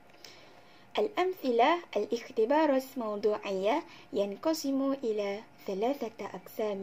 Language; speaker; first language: Arabic; non-native, learner; Malay